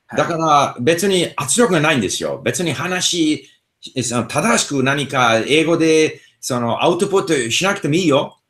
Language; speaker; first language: Japanese; non-native, fluent; English